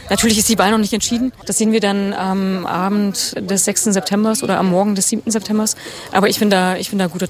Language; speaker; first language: German; native; German